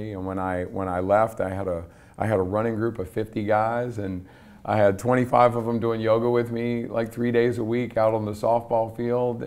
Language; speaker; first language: English; native; English